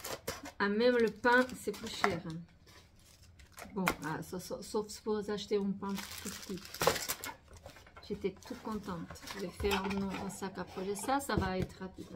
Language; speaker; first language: French; non-native, fluent; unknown